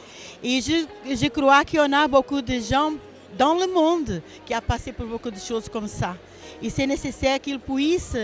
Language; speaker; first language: French; non-native, learner; Portuguese